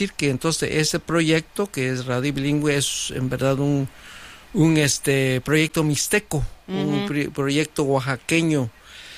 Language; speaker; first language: Spanish; native; Spanish